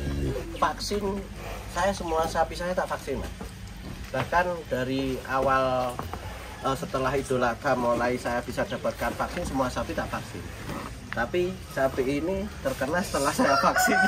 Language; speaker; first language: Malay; non-native, local second language; Javanese